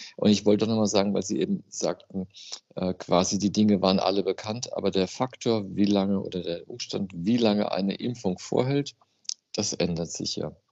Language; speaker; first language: German; native; German